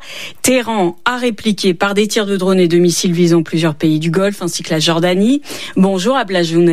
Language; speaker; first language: French; native; French